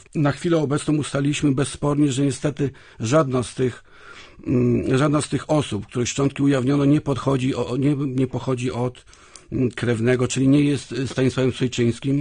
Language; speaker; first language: Polish; native; Polish